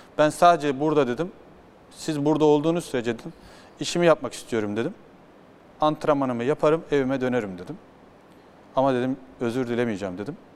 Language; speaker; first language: Turkish; early bilingual, heritage; Turkish